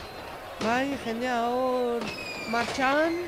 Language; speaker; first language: Basque; non-native, local second language; Spanish